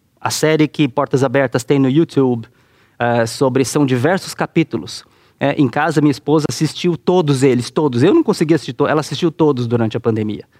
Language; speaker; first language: Portuguese; native; Portuguese